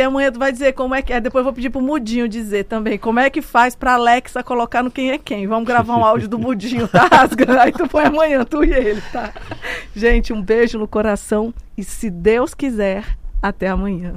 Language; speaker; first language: Portuguese; native; Portuguese